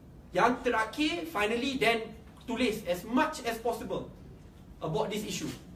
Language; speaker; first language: English; non-native, local second language; Malay